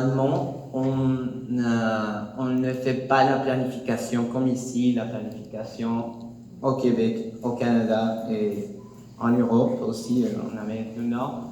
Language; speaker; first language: French; non-native, learner; Spanish